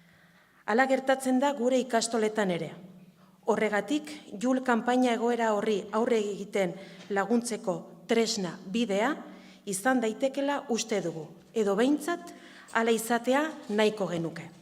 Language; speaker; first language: Basque; native; Basque